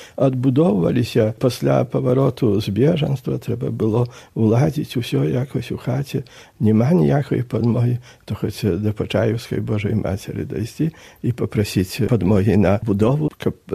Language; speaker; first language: Belarusian; native; Belarusian